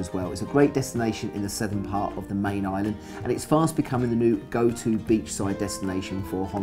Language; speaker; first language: English; native; English